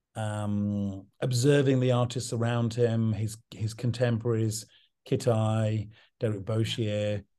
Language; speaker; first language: English; native; English